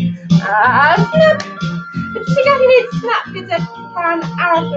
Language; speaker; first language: Welsh; non-native, learner; English